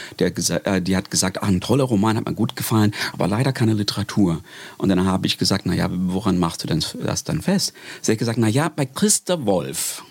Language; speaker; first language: German; non-native, fluent; English